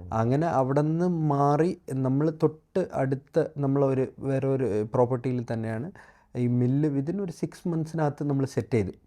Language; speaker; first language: Malayalam; non-native, local second language; Tamil